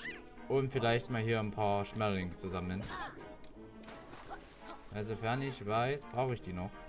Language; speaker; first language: German; native; German